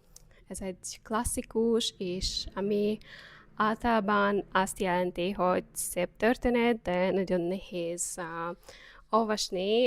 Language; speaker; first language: Hungarian; non-native, learner; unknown